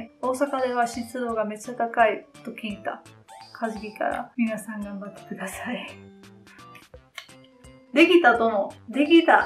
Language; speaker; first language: Japanese; non-native, learner; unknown